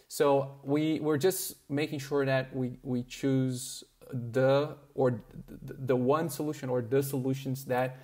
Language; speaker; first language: English; non-native, fluent; Portuguese